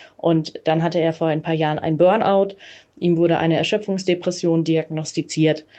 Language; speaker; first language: German; native; German